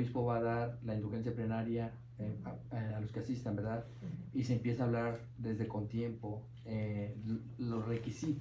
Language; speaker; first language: Spanish; native; Spanish